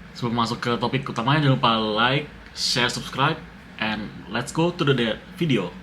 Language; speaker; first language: Indonesian; native; Indonesian